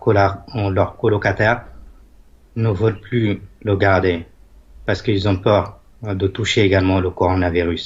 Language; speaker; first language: French; non-native, fluent; Bangla